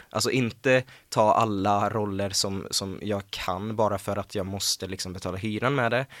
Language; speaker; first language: Swedish; native; Swedish